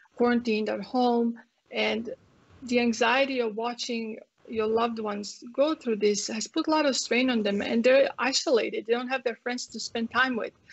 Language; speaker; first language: English; non-native, fluent; Croatian